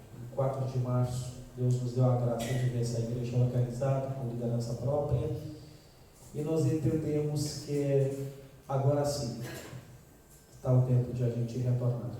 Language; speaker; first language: Portuguese; non-native, fluent; Romanian